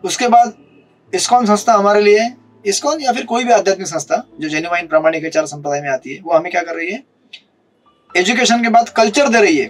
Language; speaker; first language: Hindi; non-native, local second language; Marathi